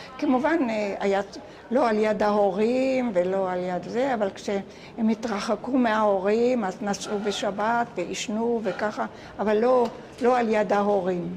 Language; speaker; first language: Hebrew; native; Hebrew